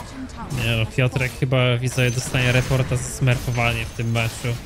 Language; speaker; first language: Polish; native; Polish